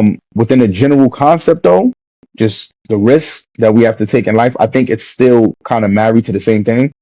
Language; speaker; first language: English; native; English